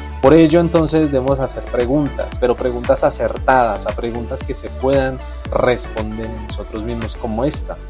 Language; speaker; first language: Spanish; native; Spanish